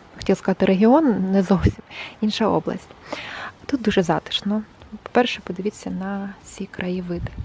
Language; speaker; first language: Ukrainian; non-native, local second language; Russian